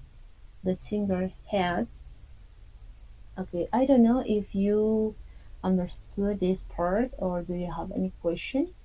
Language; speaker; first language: English; non-native, fluent; Spanish